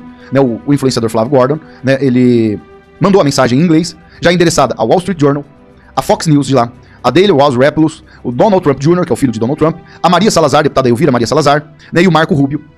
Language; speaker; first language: Portuguese; native; Portuguese